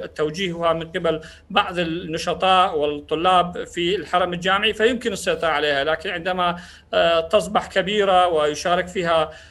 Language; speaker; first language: Arabic; non-native, local second language; Central Kurdish